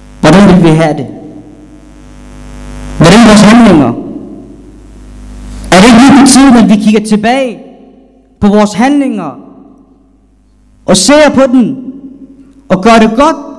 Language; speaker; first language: Danish; non-native, fluent; Arabic